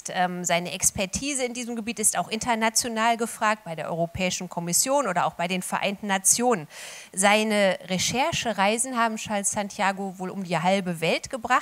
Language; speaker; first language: German; native; German